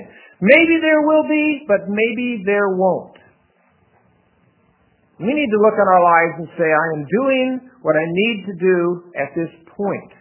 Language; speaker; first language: English; native; English